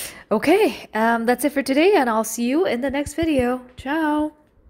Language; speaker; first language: English; non-native, fluent; Korean